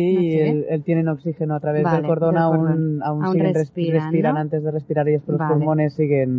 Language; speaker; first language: Spanish; native; Spanish